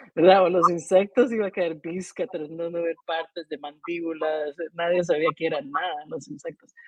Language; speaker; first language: Spanish; native; Spanish